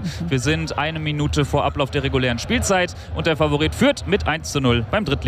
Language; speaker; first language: German; native; German